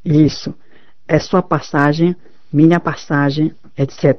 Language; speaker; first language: Portuguese; non-native, fluent; Chinese